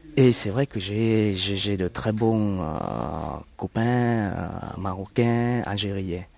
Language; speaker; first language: French; early bilingual, other home language; Vietnamese